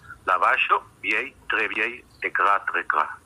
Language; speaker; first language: French; non-native, learner; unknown